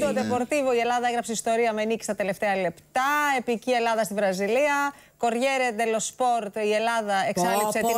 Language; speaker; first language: Greek; native; Greek